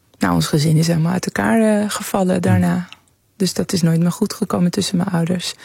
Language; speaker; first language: Dutch; early bilingual, other home language; Persian